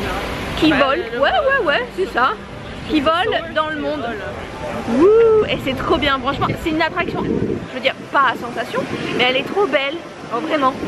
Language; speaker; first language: French; native; French